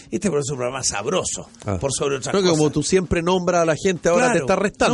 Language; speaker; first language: Spanish; native; Spanish